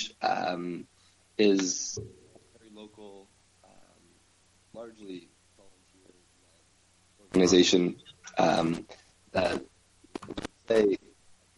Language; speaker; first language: English; native; English